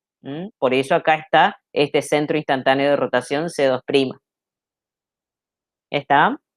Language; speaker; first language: Spanish; native; Spanish